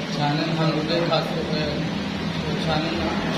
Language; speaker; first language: Korean; non-native, learner; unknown